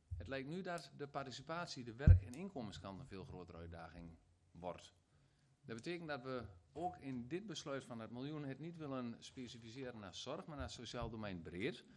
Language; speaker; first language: Dutch; native; Dutch